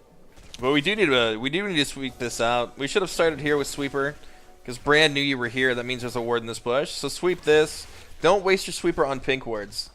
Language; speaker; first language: English; native; English